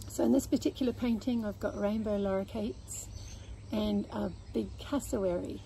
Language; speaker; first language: English; native; English